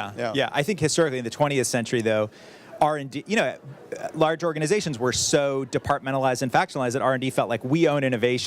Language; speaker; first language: English; native; English